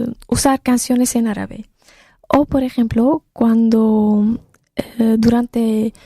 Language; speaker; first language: Spanish; non-native, fluent; Arabic